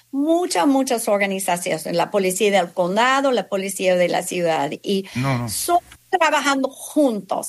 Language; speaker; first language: Spanish; non-native, fluent; English